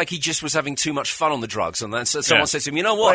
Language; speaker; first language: English; native; English